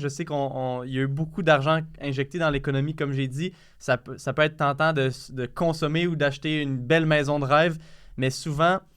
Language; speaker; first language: French; native; French